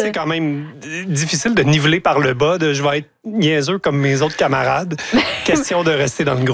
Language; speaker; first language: French; native; French